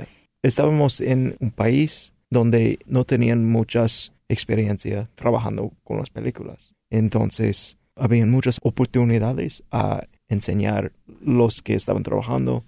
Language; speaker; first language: Spanish; non-native, fluent; English